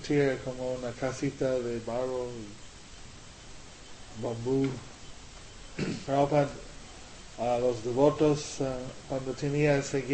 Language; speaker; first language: Spanish; non-native, learner; English